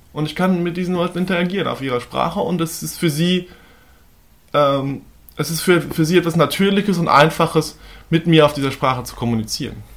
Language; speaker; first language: German; native; German